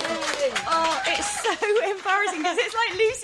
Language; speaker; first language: English; non-native, local second language; Polish